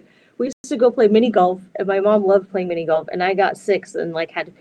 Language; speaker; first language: English; native; English